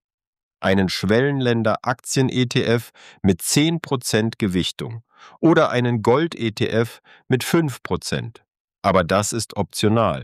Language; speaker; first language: German; native; German